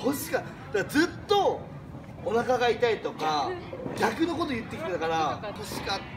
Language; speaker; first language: Japanese; native; Japanese